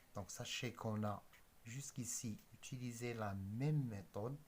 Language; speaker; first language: French; non-native, local second language; Arabic